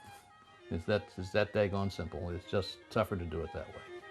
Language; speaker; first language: English; native; English